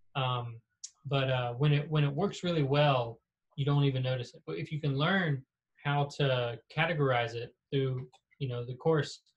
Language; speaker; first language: English; native; English